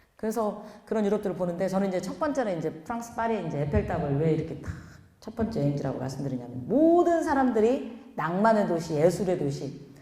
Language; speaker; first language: Korean; native; Korean